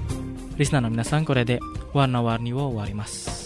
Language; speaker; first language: Japanese; non-native, fluent; Indonesian